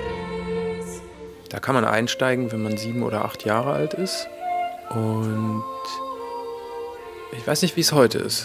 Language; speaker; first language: German; native; German